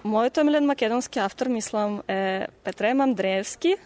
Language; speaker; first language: Macedonian; non-native, fluent; Russian